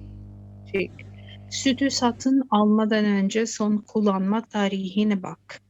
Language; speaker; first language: Turkish; non-native, learner; Urdu